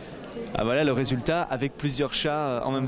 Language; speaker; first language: French; native; French